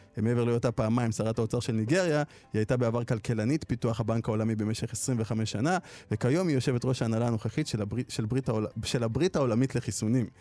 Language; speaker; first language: Hebrew; early bilingual, other home language; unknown